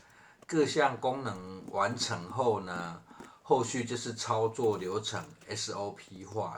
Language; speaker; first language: Chinese; native; Chinese